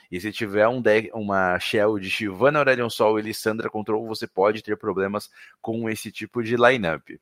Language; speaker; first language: Portuguese; native; Portuguese